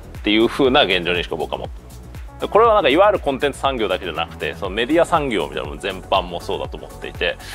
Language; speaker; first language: Japanese; native; Japanese